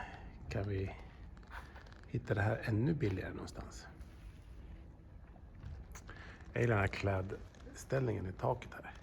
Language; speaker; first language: Swedish; native; Swedish